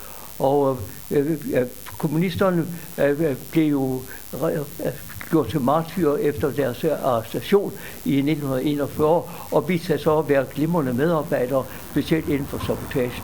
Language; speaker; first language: Danish; native; Danish